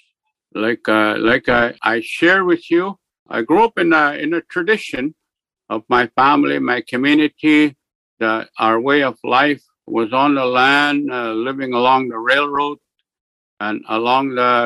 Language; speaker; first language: English; native; English